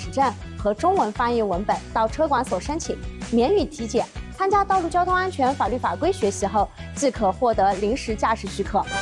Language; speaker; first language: Chinese; native; Chinese